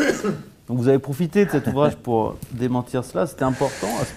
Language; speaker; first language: French; native; French